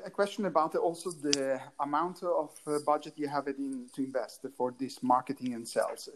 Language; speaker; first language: English; non-native, learner; Italian